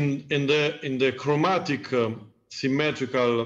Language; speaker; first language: English; non-native, learner; Italian